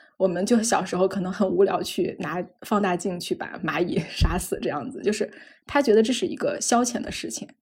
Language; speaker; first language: Chinese; native; Chinese